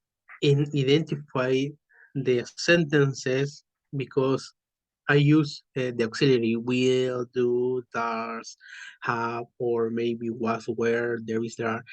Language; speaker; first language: English; non-native, learner; Spanish